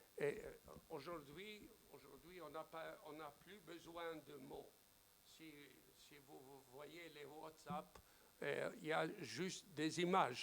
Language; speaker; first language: French; non-native, fluent; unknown